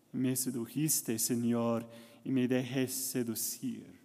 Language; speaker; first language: Spanish; non-native, learner; English